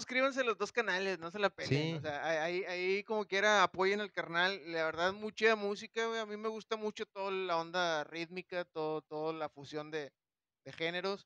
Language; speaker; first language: Spanish; native; Spanish